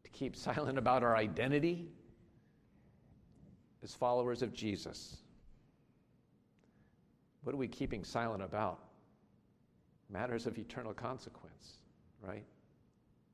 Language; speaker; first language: English; native; English